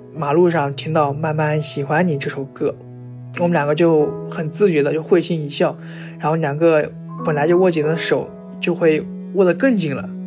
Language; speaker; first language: Chinese; native; Chinese